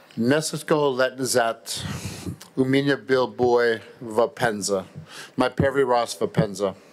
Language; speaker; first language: Russian; non-native, learner; English